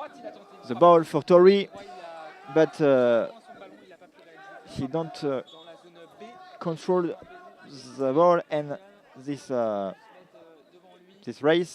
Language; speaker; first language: English; non-native, learner; French